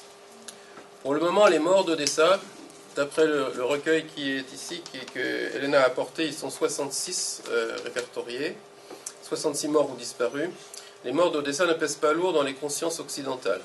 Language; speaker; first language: French; native; French